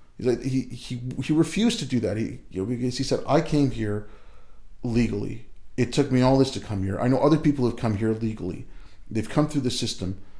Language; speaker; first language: English; early bilingual, other home language; Urdu